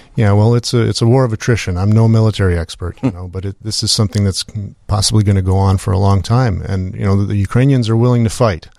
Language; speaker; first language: English; early bilingual, other home language; Ukrainian